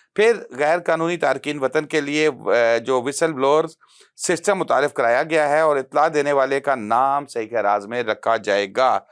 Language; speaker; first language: Urdu; non-native, local second language; Pashto